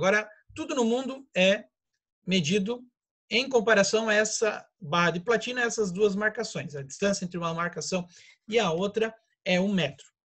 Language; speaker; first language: Portuguese; native; Portuguese